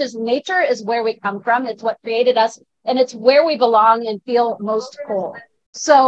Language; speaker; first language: English; native; English